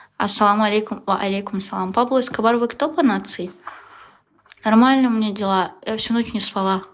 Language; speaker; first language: Russian; non-native, local second language; Uzbek